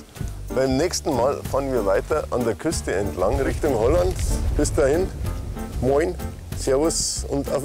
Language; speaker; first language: German; native; German